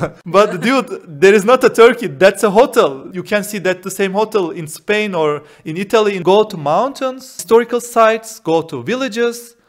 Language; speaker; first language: English; non-native, fluent; Turkish